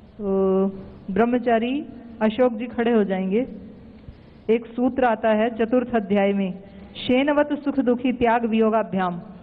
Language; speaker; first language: Hindi; native; Hindi